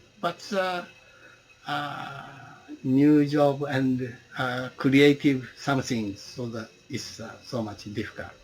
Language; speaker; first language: English; non-native, learner; Japanese